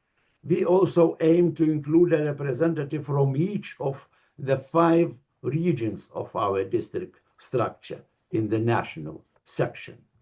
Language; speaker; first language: English; non-native, learner; Lithuanian